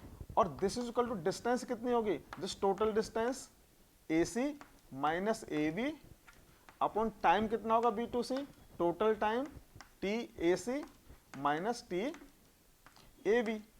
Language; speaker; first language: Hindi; native; Hindi